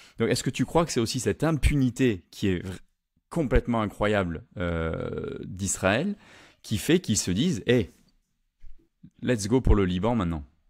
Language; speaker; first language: French; native; French